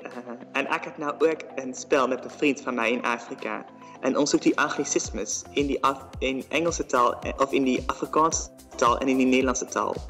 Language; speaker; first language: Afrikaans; non-native, learner; Dutch